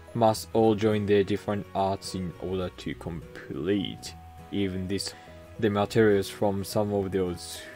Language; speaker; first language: English; non-native, fluent; Japanese